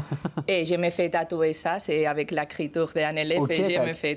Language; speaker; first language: French; non-native, learner; Spanish